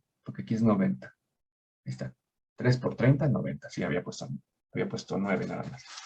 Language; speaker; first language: Spanish; native; Spanish